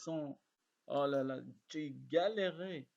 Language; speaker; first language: French; non-native, learner; Arabic